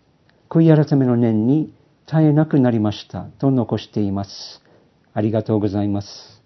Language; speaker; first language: Japanese; early bilingual, heritage; Japanese